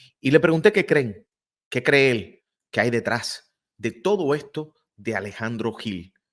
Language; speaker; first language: Spanish; native; Spanish